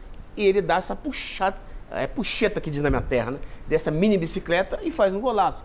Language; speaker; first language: Portuguese; native; Portuguese